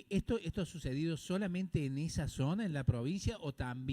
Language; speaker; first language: Spanish; native; Spanish